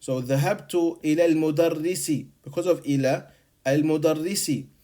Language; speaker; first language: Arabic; non-native, fluent; English